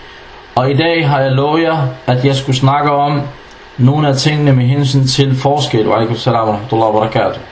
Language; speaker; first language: Danish; non-native, fluent; Arabic